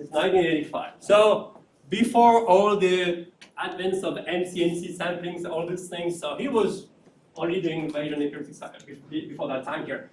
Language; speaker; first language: English; non-native, fluent; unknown